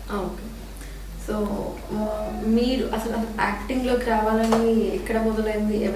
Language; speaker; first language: Telugu; native; Telugu